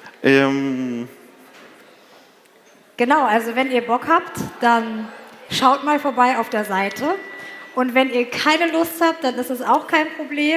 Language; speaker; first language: German; native; German